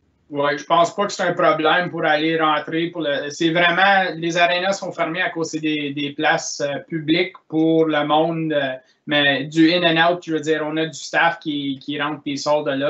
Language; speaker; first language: French; native; French